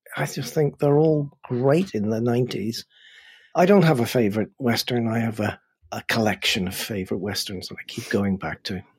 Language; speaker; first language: English; native; English